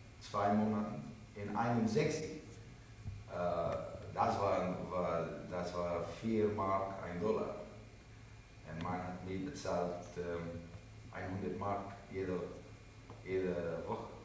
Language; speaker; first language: German; non-native, learner; English